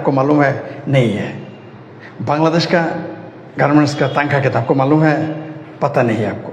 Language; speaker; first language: Hindi; non-native, fluent; Bangla